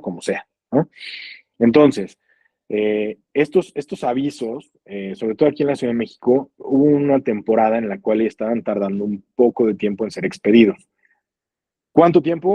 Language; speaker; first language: Spanish; native; Spanish